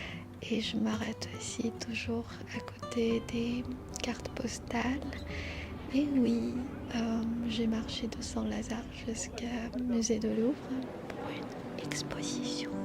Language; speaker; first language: French; non-native, fluent; Armenian